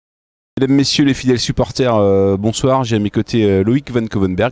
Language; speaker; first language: French; native; French